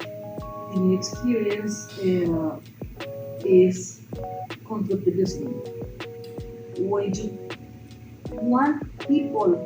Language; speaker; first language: English; non-native, learner; Spanish